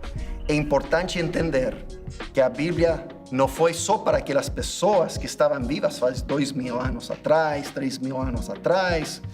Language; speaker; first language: Portuguese; non-native, fluent; English